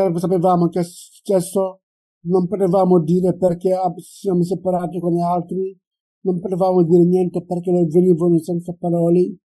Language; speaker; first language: Italian; non-native, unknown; Wolof